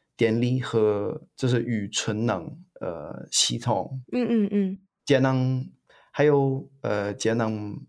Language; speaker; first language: Chinese; non-native, fluent; English